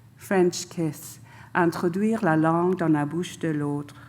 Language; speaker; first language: French; non-native, fluent; English